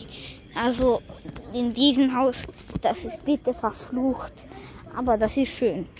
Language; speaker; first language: German; early bilingual, other home language; Croatian